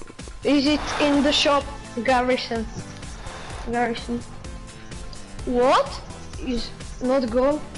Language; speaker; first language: English; non-native, learner; Slovak